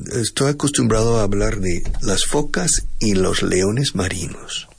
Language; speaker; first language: Spanish; non-native, fluent; English